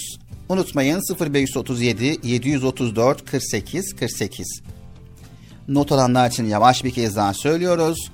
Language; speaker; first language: Turkish; native; Turkish